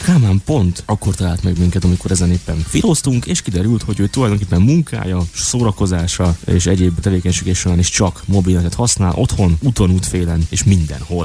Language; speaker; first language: Hungarian; native; Hungarian